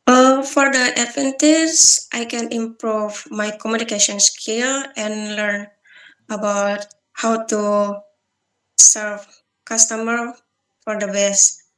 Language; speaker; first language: English; non-native, learner; Balinese